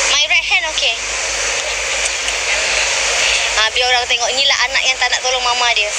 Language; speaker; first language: Indonesian; non-native, local second language; Malay